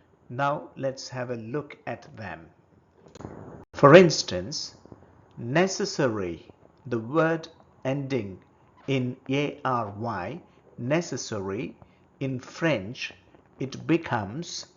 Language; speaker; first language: English; non-native, local second language; Telugu